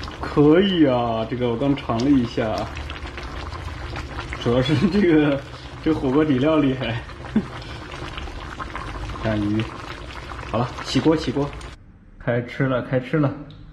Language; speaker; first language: Chinese; native; Chinese